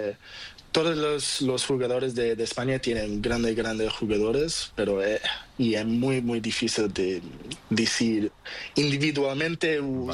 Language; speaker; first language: Spanish; non-native, learner; Portuguese